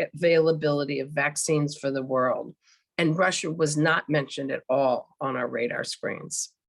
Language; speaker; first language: English; native; English